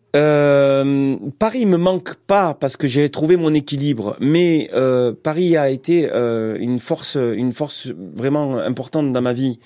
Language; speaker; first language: French; native; French